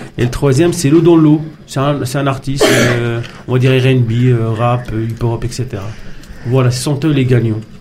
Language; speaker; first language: French; non-native, local second language; Arabic